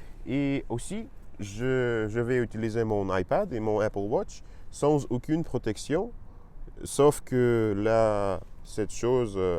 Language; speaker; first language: French; non-native, learner; Russian